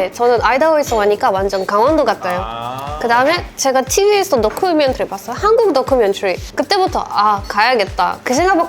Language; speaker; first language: Korean; non-native, fluent; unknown